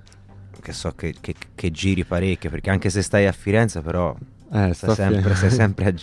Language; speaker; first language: Italian; native; Italian